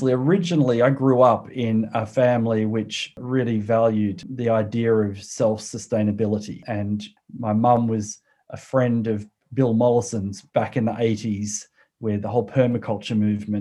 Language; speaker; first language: English; native; English